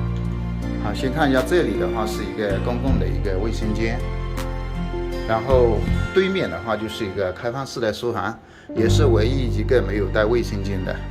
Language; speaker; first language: Chinese; native; Chinese